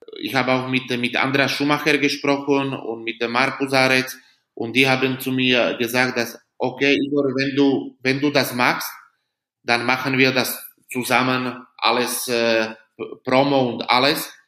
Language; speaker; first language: German; non-native, learner; Slovak